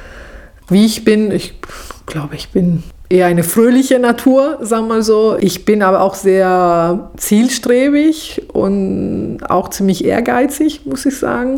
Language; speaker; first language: German; non-native, fluent; Italian